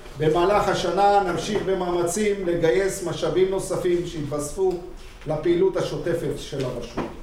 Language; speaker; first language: Hebrew; native; Hebrew